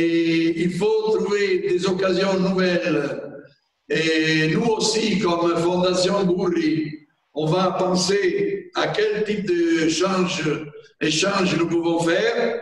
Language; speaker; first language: French; non-native, fluent; Italian